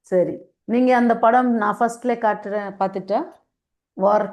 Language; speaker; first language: Tamil; non-native, fluent; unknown